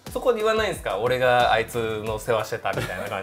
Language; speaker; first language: Japanese; native; Japanese